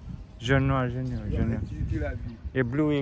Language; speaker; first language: French; non-native, learner; English